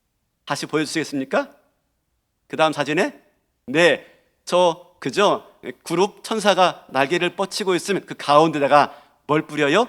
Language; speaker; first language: Korean; native; Korean